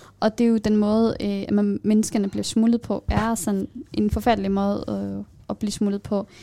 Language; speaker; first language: Danish; non-native, fluent; Kurdish